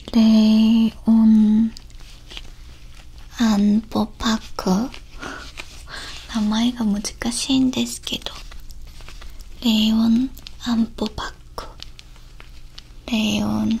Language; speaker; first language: Japanese; non-native, learner; Korean